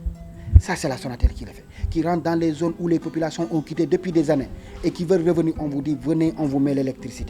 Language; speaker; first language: French; non-native, local second language; Wolof